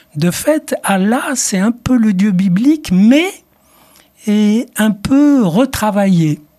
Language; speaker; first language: French; non-native, local second language; Arabic